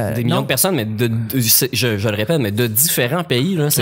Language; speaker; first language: French; native; French